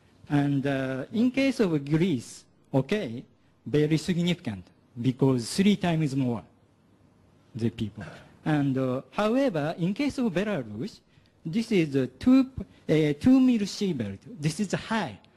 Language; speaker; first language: English; non-native, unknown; Japanese